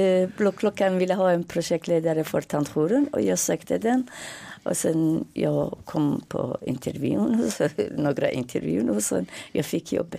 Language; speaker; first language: Swedish; non-native, fluent; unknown